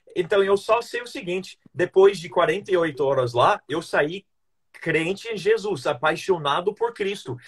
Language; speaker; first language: Portuguese; non-native, fluent; English